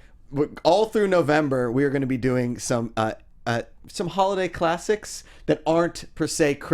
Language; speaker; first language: English; native; English